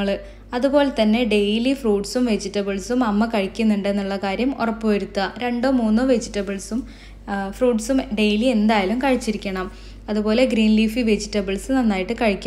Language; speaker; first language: Malayalam; native; Malayalam